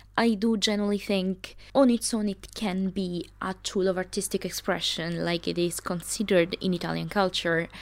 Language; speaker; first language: English; non-native, fluent; Italian